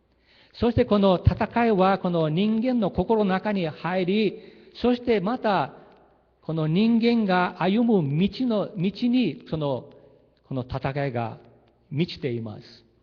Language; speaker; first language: Japanese; early bilingual, heritage; Japanese